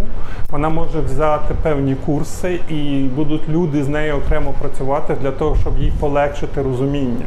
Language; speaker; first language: Ukrainian; native; Ukrainian